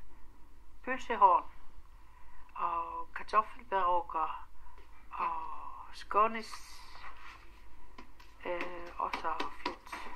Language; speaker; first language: Danish; non-native, local second language; Kalaallisut